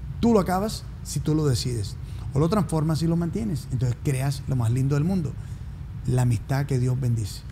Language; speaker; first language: Spanish; native; Spanish